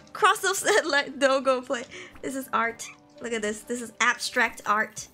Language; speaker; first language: English; non-native, local second language; Min Nan Chinese